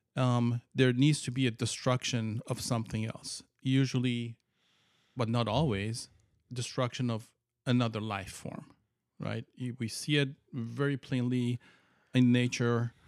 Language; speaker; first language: English; non-native, fluent; Persian